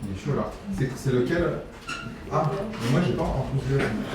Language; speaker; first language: French; native; French